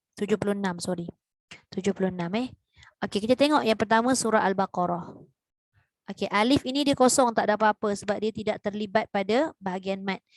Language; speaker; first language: Malay; native; Malay